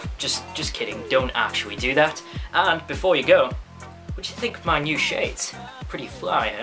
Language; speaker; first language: English; native; English